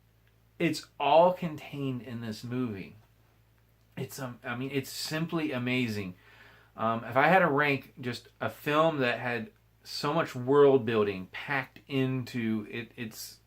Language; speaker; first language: English; native; English